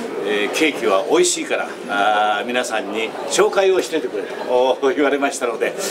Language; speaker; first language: Japanese; native; Japanese